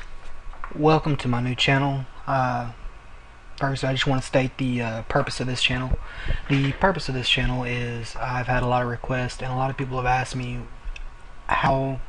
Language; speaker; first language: English; native; English